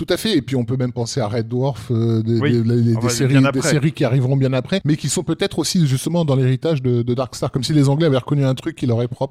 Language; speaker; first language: French; native; French